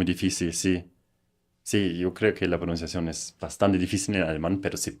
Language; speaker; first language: Spanish; non-native, fluent; German